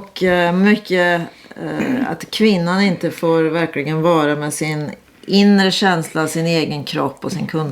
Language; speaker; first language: Swedish; native; Swedish